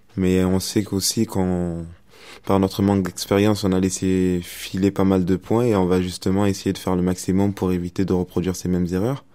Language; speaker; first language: French; native; French